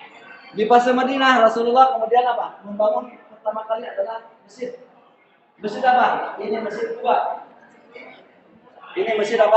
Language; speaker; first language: Indonesian; non-native, local second language; Sundanese